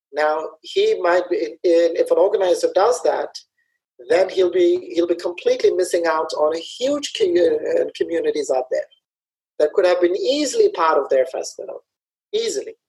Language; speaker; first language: English; early bilingual, other home language; Somali